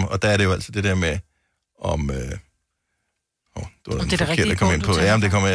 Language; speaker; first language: Danish; native; Danish